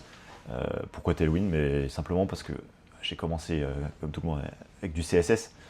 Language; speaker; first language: French; native; French